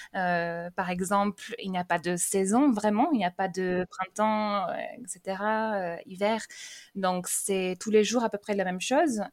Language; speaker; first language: French; early bilingual, other home language; English